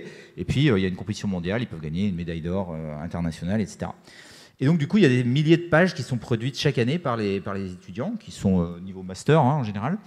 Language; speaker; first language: French; native; French